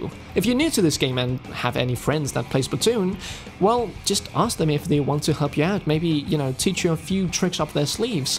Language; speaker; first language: English; non-native, fluent; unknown